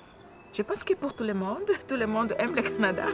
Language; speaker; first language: French; non-native, fluent; Portuguese